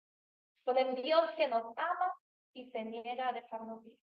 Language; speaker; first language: Spanish; native; Spanish